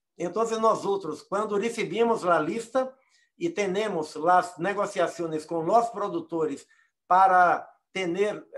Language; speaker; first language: Portuguese; native; Portuguese